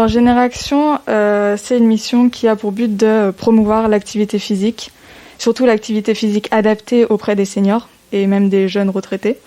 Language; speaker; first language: French; native; French